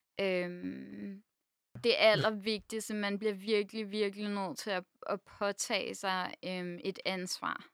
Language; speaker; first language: Danish; native; Danish